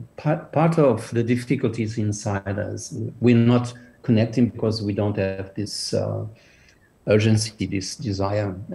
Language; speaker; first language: English; non-native, fluent; Portuguese